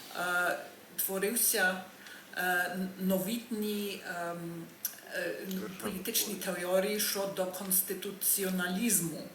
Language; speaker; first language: Ukrainian; early bilingual, heritage; Ukrainian